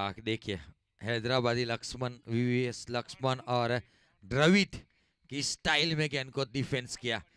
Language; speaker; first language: Hindi; non-native, local second language; Gujarati